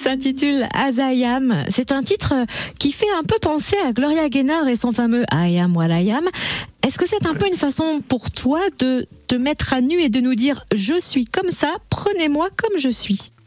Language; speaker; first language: French; native; French